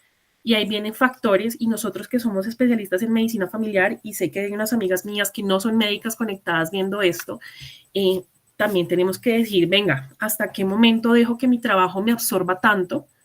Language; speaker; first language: Spanish; native; Spanish